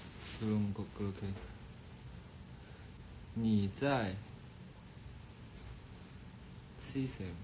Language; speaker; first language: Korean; non-native, fluent; Chinese